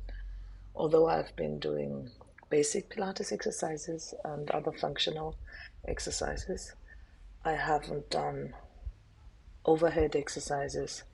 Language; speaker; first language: English; non-native, fluent; German